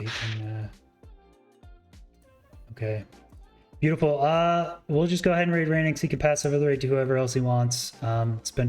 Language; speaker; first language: English; native; English